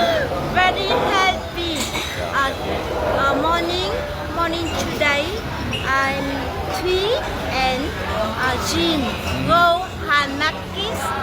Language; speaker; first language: English; non-native, learner; Vietnamese